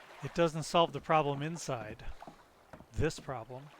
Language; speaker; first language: English; native; English